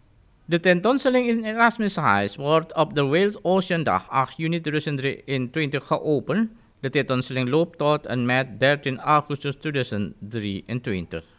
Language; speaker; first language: Dutch; non-native, fluent; Indonesian